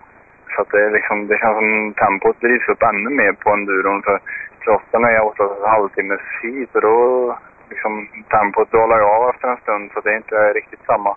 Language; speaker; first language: Swedish; native; Swedish